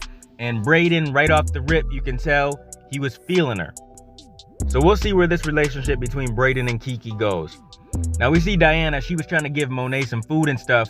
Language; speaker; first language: English; native; English